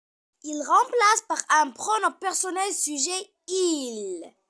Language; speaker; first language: French; non-native, fluent; Arabic